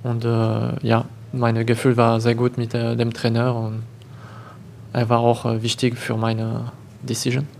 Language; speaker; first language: German; non-native, learner; French